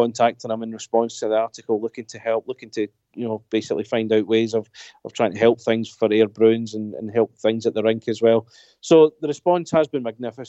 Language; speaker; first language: English; native; English